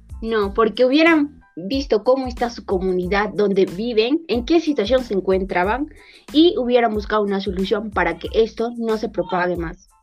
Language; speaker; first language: Spanish; native; Spanish